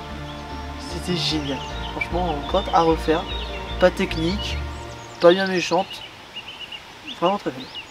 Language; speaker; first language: French; native; French